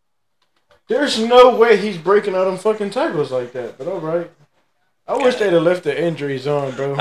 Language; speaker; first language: English; native; English